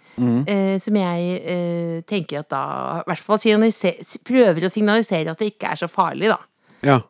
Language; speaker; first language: Norwegian; native; Norwegian